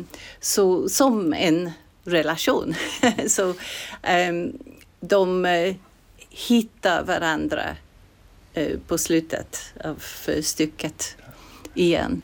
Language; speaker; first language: Swedish; non-native, fluent; English